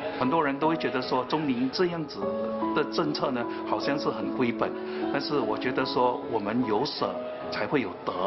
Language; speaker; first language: Chinese; native; Chinese